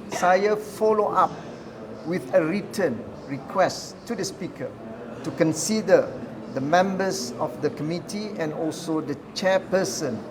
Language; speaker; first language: English; non-native, local second language; Malay